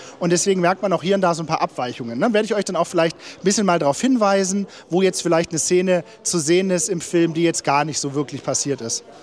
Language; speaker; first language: German; native; German